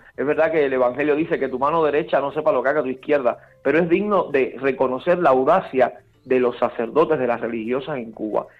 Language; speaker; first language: Spanish; native; Spanish